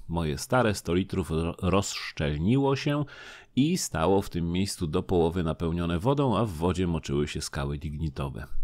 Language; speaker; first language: Polish; native; Polish